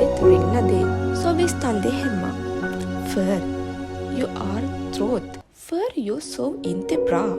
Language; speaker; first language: Swedish; non-native, learner; Sinhala